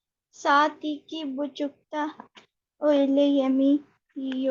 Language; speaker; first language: Turkish; non-native, learner; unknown